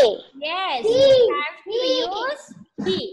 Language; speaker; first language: English; non-native, learner; Bangla